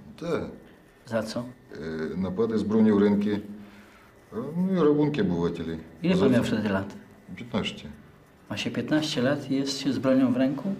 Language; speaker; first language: Polish; non-native, learner; Russian